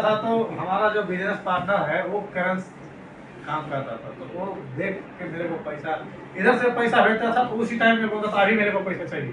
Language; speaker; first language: Hindi; non-native, learner; Nepali